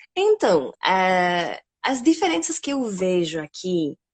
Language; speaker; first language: Portuguese; non-native, fluent; English